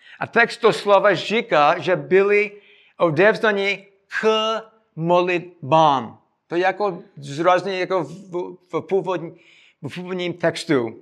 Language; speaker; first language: Czech; non-native, fluent; English